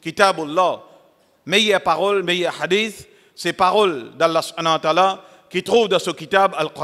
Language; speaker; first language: French; non-native, local second language; Morisyen